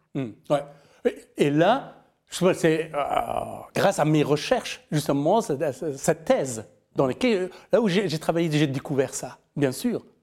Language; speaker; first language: French; non-native, fluent; Persian